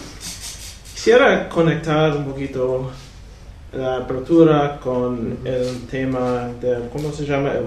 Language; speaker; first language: Spanish; non-native, fluent; English